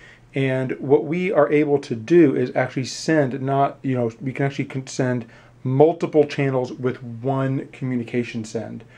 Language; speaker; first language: English; native; English